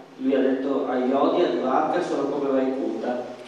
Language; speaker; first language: Italian; native; Italian